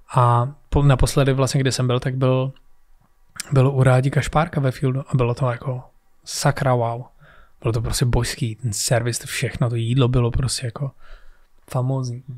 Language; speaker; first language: Czech; native; Czech